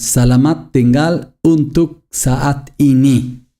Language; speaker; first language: Indonesian; non-native, learner; Turkish